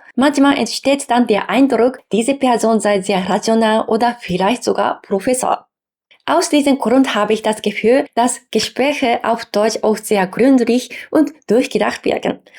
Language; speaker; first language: German; non-native, fluent; Japanese